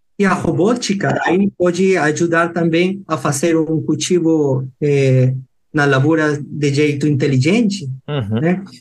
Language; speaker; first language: Portuguese; non-native, fluent; Spanish